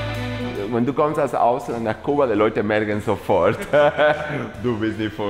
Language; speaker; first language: German; non-native, fluent; Spanish